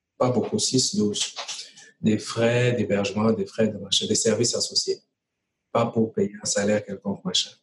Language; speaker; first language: French; native; French